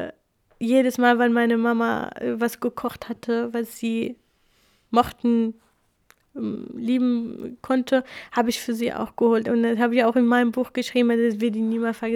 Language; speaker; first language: German; early bilingual, other home language; Kurdish